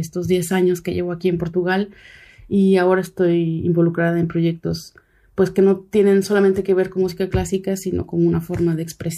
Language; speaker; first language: Spanish; native; Spanish